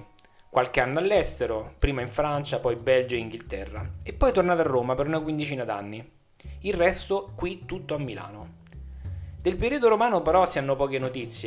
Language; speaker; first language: Italian; native; Italian